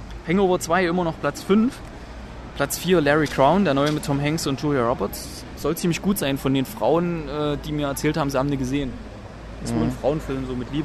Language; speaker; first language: German; native; German